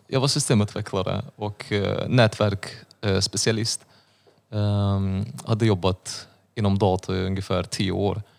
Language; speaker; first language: Swedish; non-native, fluent; Russian